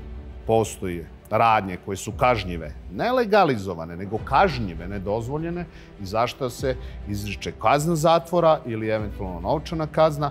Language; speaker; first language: Serbian; native; Serbian